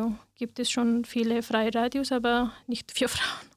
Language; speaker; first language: German; non-native, learner; Persian